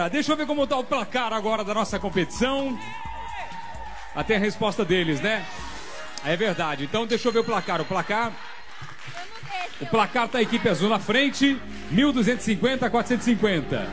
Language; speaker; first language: Portuguese; native; Portuguese